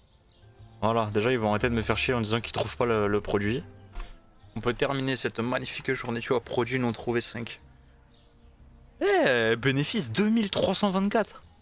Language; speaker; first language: French; native; French